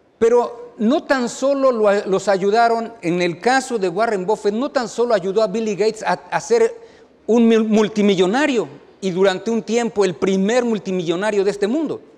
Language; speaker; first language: Spanish; native; Spanish